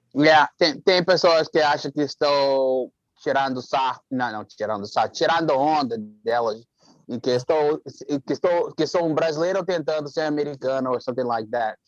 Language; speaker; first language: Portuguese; non-native, fluent; English